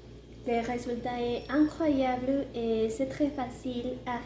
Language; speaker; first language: French; non-native, learner; Spanish